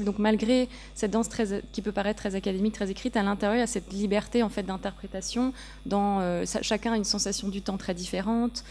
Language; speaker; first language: French; native; French